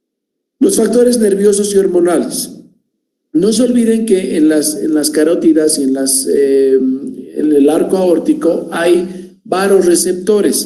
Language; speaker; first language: Spanish; native; Spanish